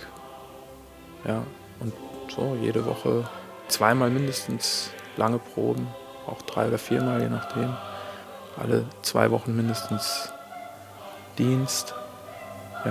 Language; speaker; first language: German; native; German